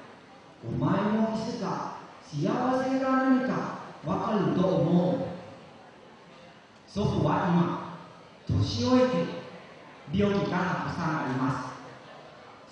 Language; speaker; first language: Japanese; non-native, learner; Lao